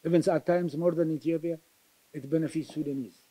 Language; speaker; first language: English; non-native, local second language; Amharic